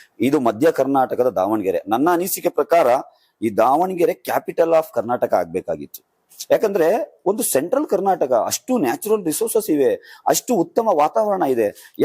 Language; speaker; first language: Kannada; non-native, local second language; Urdu